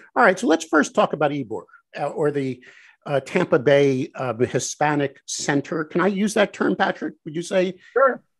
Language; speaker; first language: English; native; English